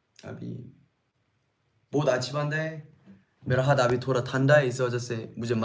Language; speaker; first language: Hindi; non-native, learner; Korean